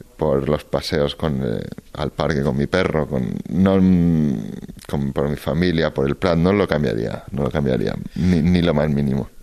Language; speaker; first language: Spanish; native; Spanish